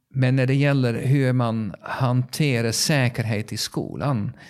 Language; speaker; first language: Swedish; non-native, fluent; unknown